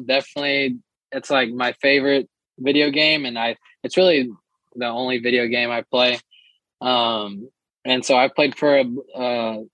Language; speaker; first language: English; early bilingual, other home language; Portuguese